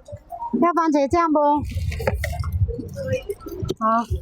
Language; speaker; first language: Chinese; non-native, local second language; Cantonese